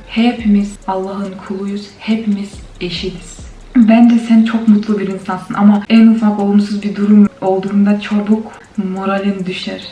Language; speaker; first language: Turkish; non-native, fluent; Kyrgyz